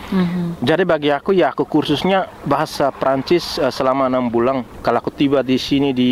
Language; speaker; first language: Indonesian; non-native, local second language; Tetum